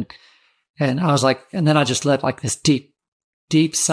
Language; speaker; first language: English; native; English